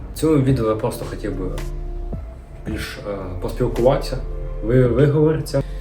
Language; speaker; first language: Ukrainian; non-native, local second language; Russian